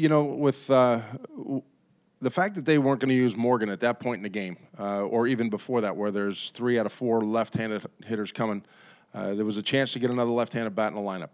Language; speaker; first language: English; native; English